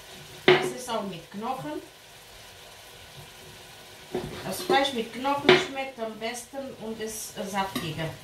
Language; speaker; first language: German; non-native, fluent; Portuguese